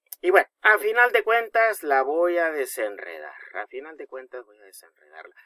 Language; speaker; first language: Spanish; native; Spanish